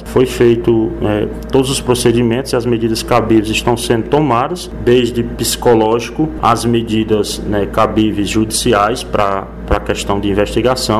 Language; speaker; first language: Portuguese; native; Portuguese